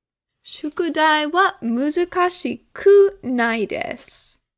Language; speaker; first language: Japanese; non-native, fluent; English